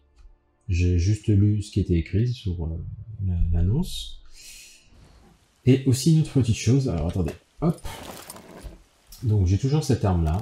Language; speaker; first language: French; native; French